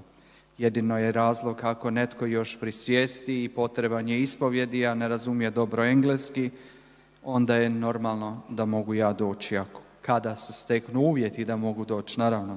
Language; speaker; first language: Croatian; native; Croatian